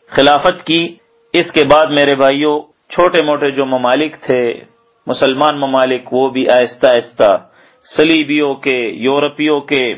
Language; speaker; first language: Urdu; native; Urdu